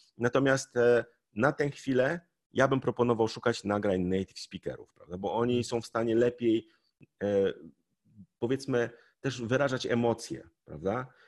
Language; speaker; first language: Polish; native; Polish